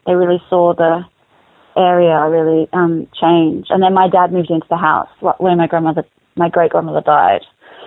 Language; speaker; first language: English; native; English